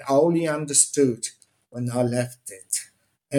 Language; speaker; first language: English; non-native, fluent; Italian